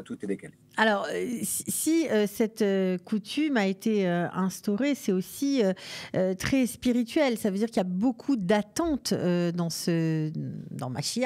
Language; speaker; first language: French; native; French